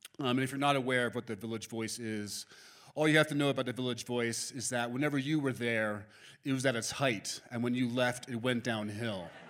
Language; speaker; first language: English; native; English